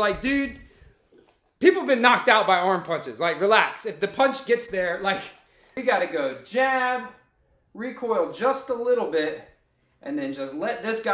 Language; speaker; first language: English; native; English